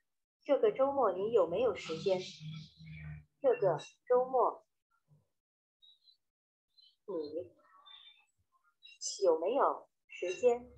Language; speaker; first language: Chinese; non-native, learner; Vietnamese